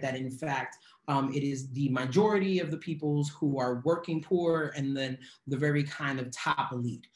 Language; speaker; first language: English; native; English